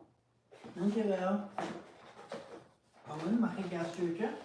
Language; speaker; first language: Dutch; non-native, fluent; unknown